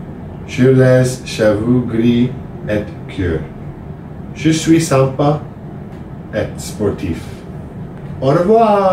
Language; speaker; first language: French; non-native, learner; English